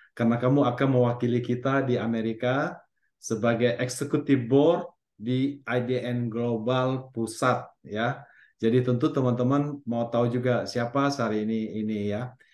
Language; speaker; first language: Indonesian; native; Indonesian